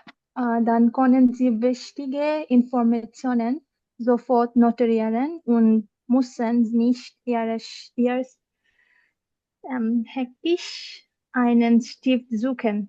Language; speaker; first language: German; non-native, learner; Bangla